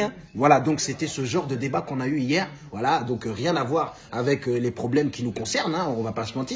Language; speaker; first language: French; native; French